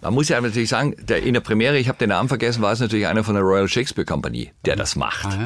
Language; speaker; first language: German; native; German